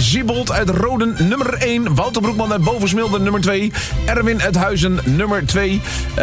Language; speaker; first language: Dutch; native; Dutch